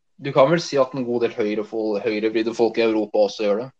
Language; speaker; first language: Norwegian; early bilingual, other home language; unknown